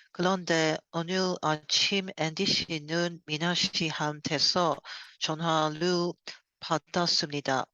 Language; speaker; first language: Korean; non-native, learner; Cantonese